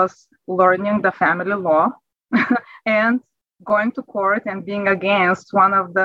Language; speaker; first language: English; non-native, fluent; Bulgarian